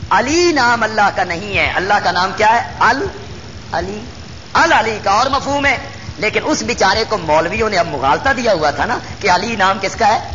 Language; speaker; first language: Urdu; non-native, local second language; Punjabi